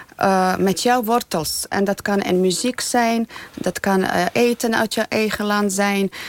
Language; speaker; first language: Dutch; non-native, fluent; Bosnian